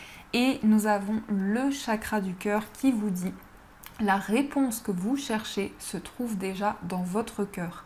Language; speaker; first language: French; native; French